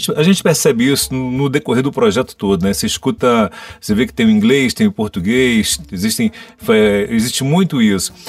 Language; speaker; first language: Portuguese; native; Portuguese